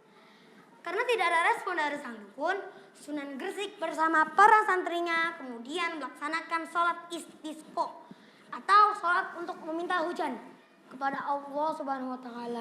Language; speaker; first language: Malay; non-native, local second language; Javanese